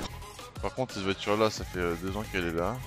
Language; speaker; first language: French; native; French